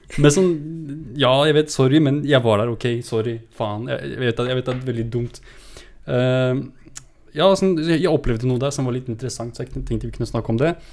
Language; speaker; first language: Norwegian; early bilingual, other home language; Kurdish